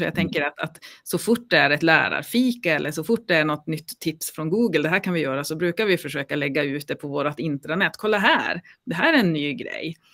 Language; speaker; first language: Swedish; native; Swedish